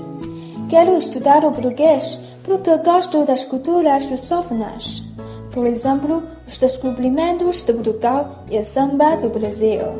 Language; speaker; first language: Portuguese; non-native, learner; Chinese